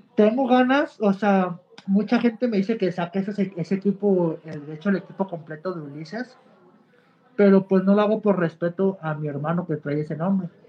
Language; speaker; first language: Spanish; native; Spanish